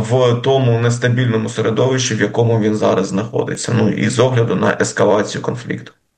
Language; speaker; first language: Ukrainian; native; Ukrainian